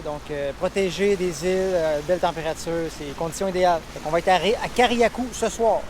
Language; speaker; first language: French; native; French